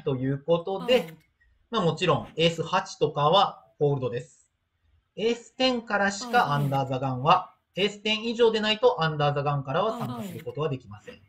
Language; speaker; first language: Japanese; native; Japanese